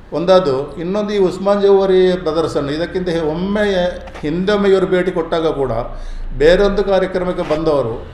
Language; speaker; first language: Kannada; non-native, local second language; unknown